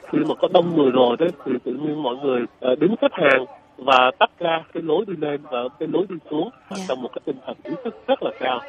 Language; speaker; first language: Vietnamese; early bilingual, heritage; Vietnamese